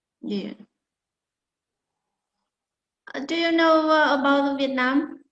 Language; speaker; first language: English; non-native, learner; Vietnamese